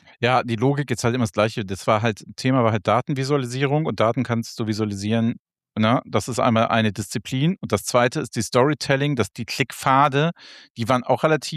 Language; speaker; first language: German; native; German